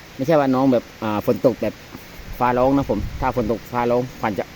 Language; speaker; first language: Thai; native; Thai